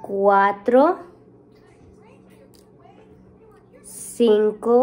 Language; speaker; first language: Spanish; early bilingual, heritage; Spanish